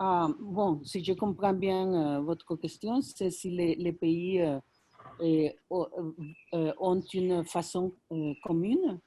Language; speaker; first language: French; non-native, fluent; Spanish